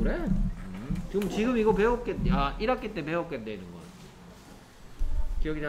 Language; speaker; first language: Korean; native; Korean